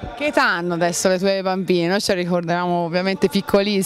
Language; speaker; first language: Italian; native; Italian